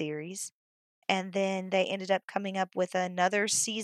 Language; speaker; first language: English; native; English